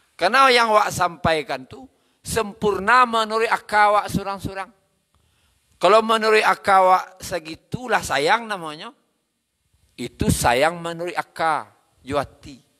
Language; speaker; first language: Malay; non-native, local second language; Minangkabau